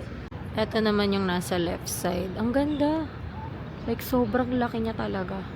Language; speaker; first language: Filipino; native; Filipino